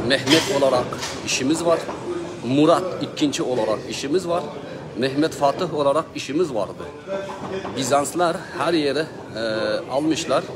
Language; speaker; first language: Turkish; non-native, learner; Uzbek